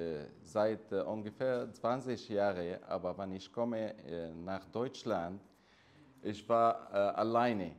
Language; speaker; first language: German; non-native, learner; Arabic